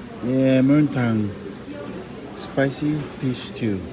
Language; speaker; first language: Korean; non-native, learner; Fijian